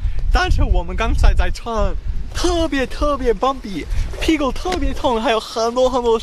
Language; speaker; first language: Chinese; non-native, fluent; English